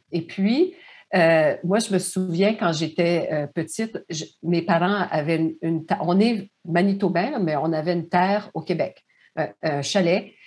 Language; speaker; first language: French; native; French